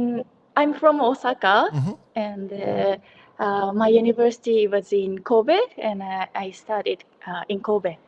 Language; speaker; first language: English; non-native, learner; Japanese